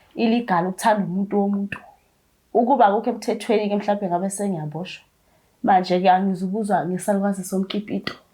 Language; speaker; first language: Zulu; native; Zulu